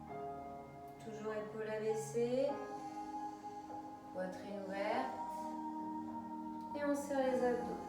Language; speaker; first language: French; native; French